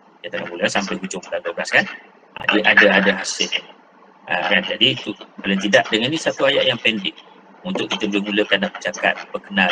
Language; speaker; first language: Malay; native; Malay